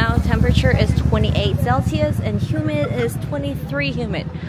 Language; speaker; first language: English; non-native, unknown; Korean